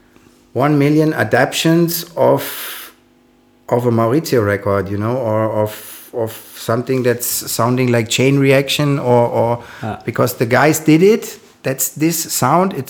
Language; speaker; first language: English; non-native, fluent; German